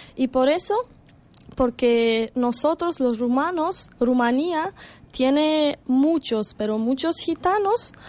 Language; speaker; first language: Spanish; non-native, learner; Romanian